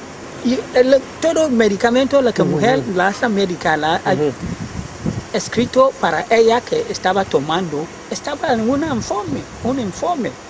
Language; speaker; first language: Spanish; non-native, learner; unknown